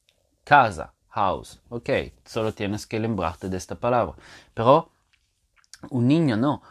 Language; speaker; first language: Spanish; non-native, fluent; Portuguese